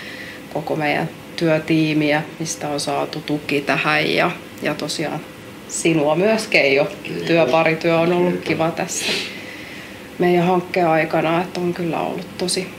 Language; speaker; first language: Finnish; native; Finnish